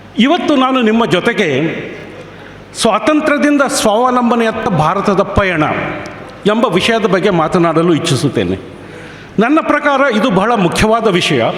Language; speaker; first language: Kannada; native; Kannada